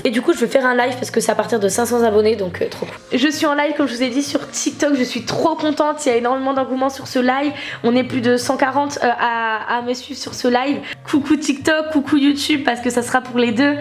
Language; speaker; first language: French; native; French